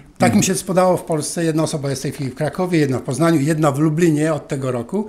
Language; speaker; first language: Polish; native; Polish